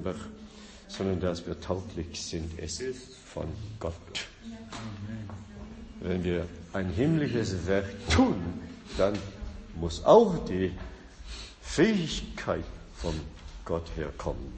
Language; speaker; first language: German; non-native, fluent; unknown